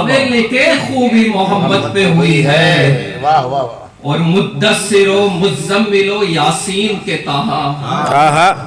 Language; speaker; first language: Urdu; native; Urdu